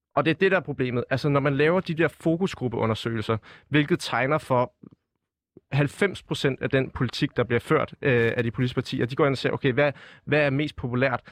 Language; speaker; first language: Danish; native; Danish